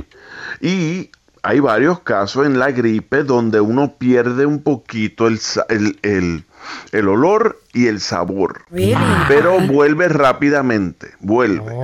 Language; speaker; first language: Spanish; early bilingual, heritage; Spanish